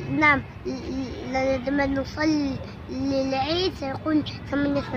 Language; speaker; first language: Arabic; non-native, learner; French